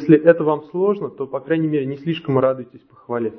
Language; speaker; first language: Russian; native; Russian